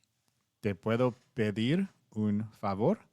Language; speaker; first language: Spanish; non-native, learner; English